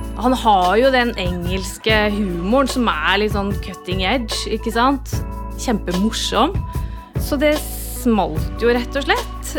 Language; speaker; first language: Norwegian; native; Norwegian